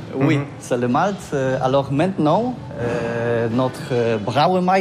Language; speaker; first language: French; non-native, learner; Polish